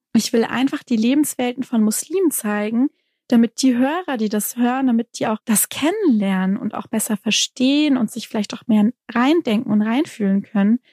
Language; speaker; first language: German; native; German